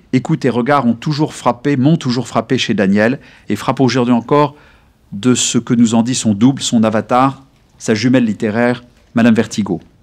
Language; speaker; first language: French; native; French